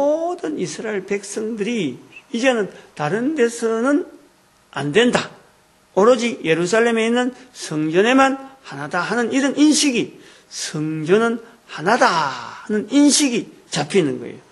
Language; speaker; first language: Korean; native; Korean